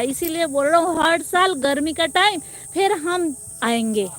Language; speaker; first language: Hindi; non-native, local second language; Bangla